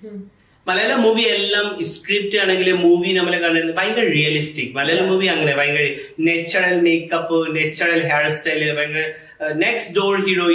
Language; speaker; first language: Malayalam; non-native, fluent; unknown